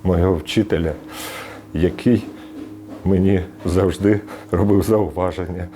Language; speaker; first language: Ukrainian; non-native, local second language; Russian